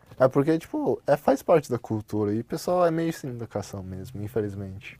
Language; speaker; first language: Portuguese; non-native, fluent; Chinese